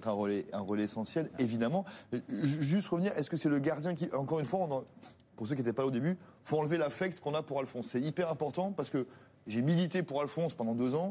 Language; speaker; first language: French; native; French